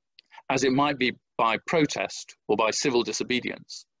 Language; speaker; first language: English; native; English